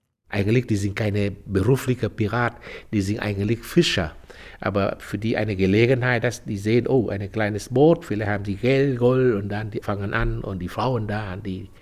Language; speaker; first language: German; non-native, fluent; Vietnamese